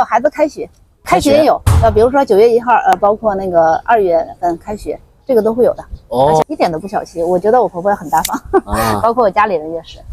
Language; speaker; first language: Chinese; non-native, local second language; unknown